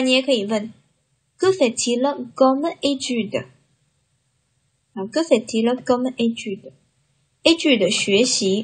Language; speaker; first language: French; non-native, fluent; Chinese